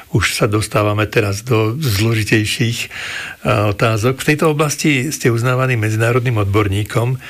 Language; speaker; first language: Slovak; native; Slovak